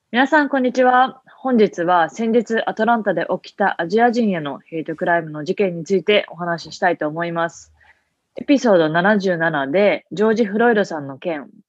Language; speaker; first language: Japanese; native; Japanese